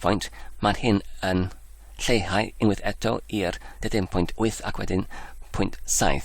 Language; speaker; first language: Welsh; non-native, learner; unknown